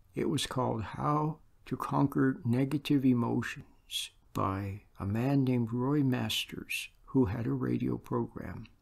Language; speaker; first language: English; native; English